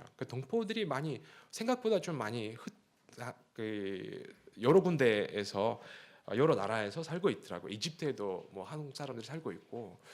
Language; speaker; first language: Korean; non-native, fluent; Russian